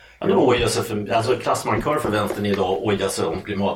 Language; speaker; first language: Swedish; native; Swedish